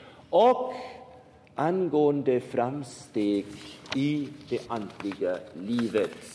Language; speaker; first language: Swedish; non-native, fluent; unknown